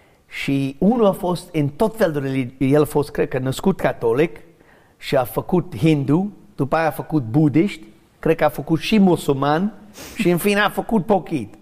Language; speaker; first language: Romanian; non-native, learner; English